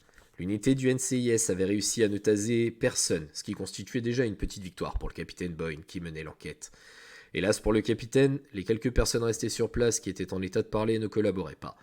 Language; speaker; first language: French; native; French